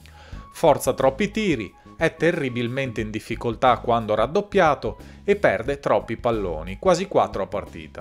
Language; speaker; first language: Italian; native; Italian